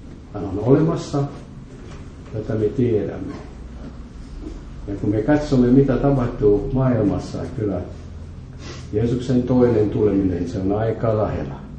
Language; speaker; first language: Finnish; non-native, fluent; French